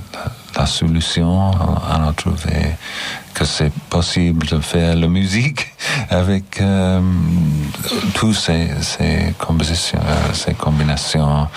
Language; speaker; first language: French; non-native, learner; English